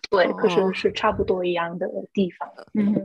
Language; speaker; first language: Chinese; non-native, fluent; English